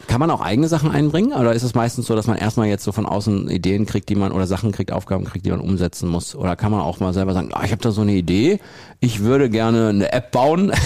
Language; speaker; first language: German; native; German